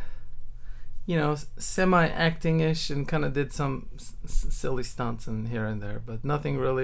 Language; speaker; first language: English; non-native, fluent; Turkish